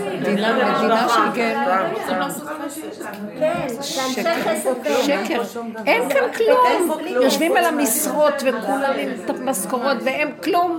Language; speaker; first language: Hebrew; native; Hebrew